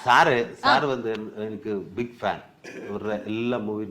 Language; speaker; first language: Tamil; non-native, learner; Malayalam